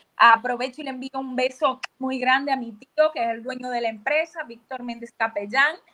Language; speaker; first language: Spanish; native; Spanish